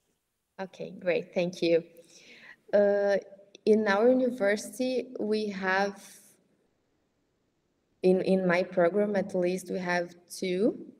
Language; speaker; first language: English; non-native, fluent; Portuguese